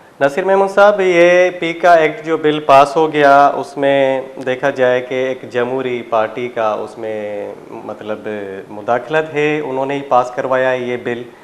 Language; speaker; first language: Urdu; non-native, local second language; Sindhi